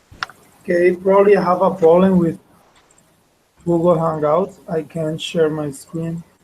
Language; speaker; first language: English; non-native, fluent; Spanish